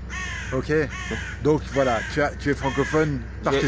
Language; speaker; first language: French; native; French